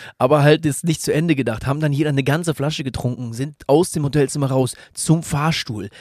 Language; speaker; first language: German; native; German